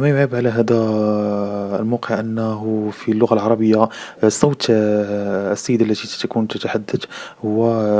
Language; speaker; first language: Arabic; native; Arabic